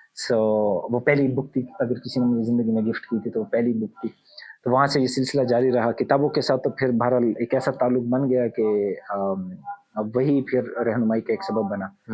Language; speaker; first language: Urdu; non-native, local second language; Pashto